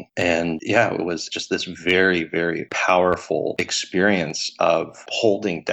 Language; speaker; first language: English; native; English